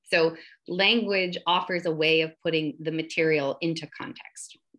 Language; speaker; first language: English; native; English